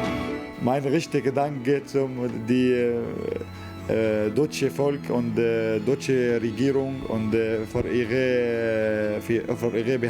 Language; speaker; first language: German; non-native, learner; Arabic